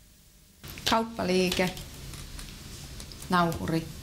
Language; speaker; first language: Finnish; native; Finnish